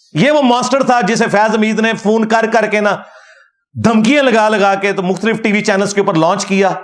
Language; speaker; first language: Urdu; non-native, local second language; Punjabi